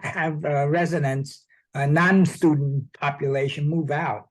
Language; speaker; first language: English; native; English